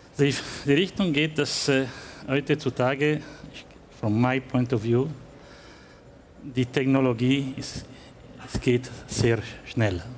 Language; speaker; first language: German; non-native, learner; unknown